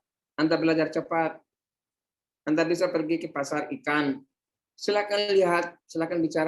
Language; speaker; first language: Indonesian; non-native, fluent; Hindi